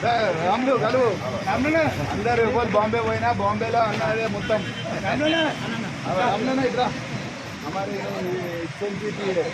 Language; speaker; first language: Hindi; non-native, local second language; Telugu